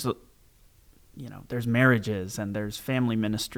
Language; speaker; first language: English; native; English